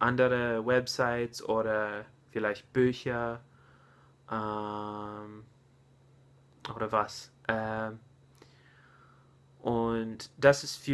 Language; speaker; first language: German; non-native, learner; English